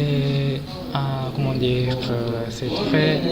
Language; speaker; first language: French; non-native, fluent; Japanese